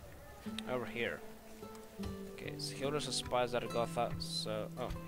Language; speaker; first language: English; native; English